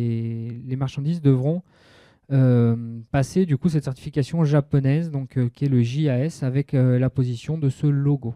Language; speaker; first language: French; native; French